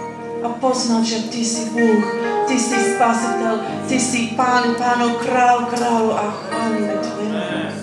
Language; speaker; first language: Czech; non-native, learner; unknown